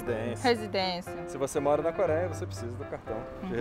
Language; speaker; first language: Portuguese; native; Portuguese